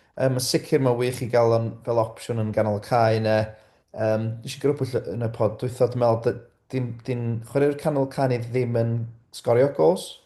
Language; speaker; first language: Welsh; native; Welsh